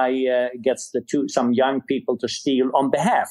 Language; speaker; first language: English; non-native, fluent; Swedish